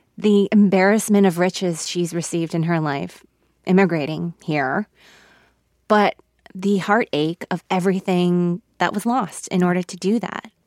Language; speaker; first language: English; early bilingual, other home language; Korean